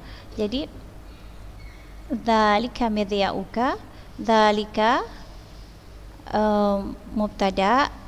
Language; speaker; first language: Arabic; non-native, fluent; Indonesian